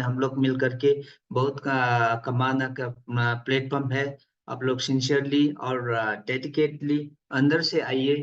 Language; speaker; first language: Hindi; non-native, local second language; Nepali